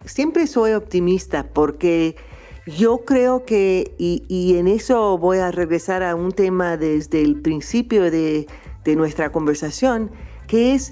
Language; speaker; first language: Spanish; non-native, fluent; English